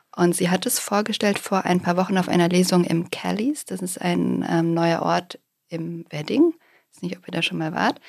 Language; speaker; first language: German; native; German